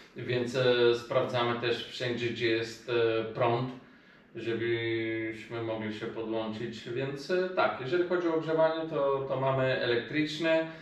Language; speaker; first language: Polish; non-native, fluent; Macedonian